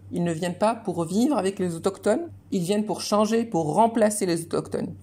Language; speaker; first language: French; non-native, local second language; Arabic